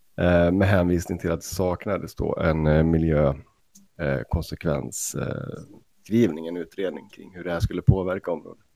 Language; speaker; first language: Swedish; native; Swedish